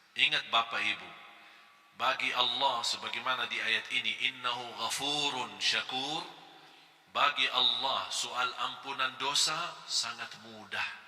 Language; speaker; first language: Malay; non-native, fluent; Arabic